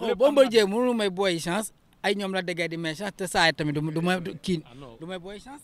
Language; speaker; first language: Wolof; native; Wolof